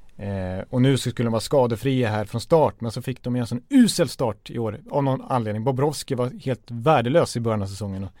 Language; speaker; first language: Swedish; native; Swedish